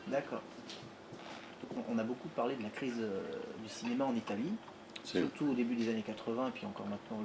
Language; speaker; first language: French; native; French